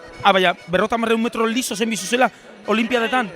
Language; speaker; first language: Basque; native; Basque